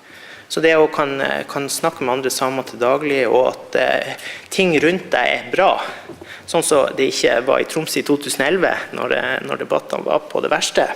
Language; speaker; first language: Norwegian; native; Norwegian